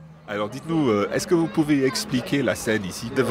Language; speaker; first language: French; non-native, fluent; English